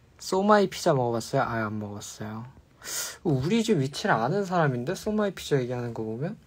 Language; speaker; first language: Korean; native; Korean